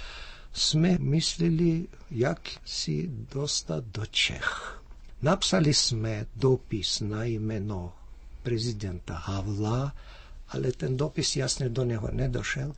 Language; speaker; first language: Czech; early bilingual, heritage; Czech